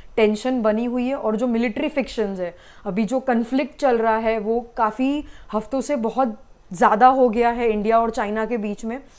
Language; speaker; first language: Hindi; non-native, local second language; Gujarati